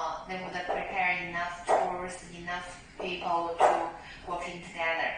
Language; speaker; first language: English; non-native, learner; Chinese